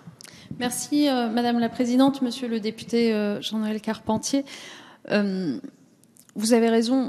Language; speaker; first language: French; native; French